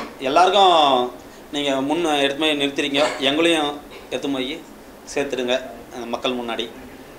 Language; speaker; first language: Tamil; native; Tamil